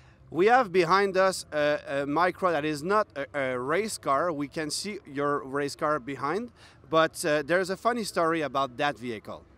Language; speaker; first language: English; non-native, fluent; French